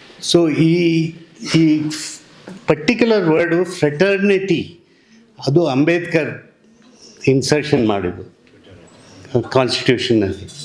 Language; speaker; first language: Kannada; non-native, local second language; Telugu